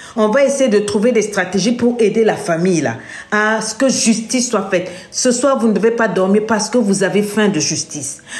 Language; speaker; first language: French; non-native, local second language; Lingala